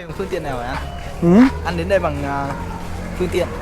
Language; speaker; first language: Vietnamese; native; Vietnamese